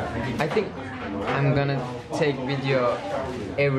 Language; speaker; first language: English; non-native, learner; Thai